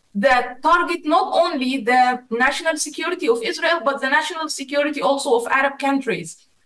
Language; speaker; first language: English; non-native, fluent; Arabic